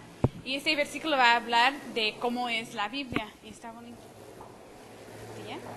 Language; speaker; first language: Spanish; non-native, fluent; English